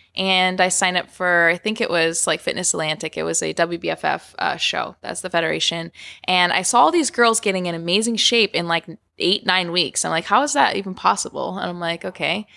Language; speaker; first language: English; native; English